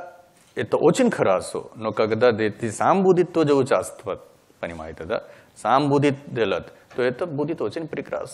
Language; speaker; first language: Russian; non-native, learner; Hindi